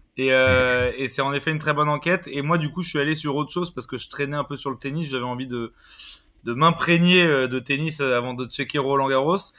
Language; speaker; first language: French; native; French